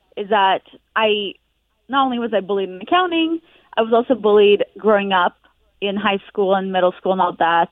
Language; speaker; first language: English; non-native, fluent; Hebrew